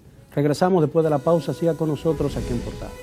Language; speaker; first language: Spanish; native; Spanish